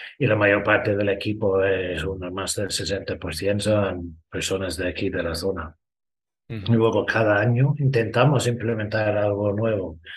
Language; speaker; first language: Spanish; non-native, fluent; English